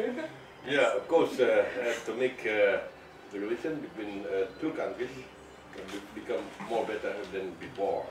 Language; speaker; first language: English; non-native, fluent; Indonesian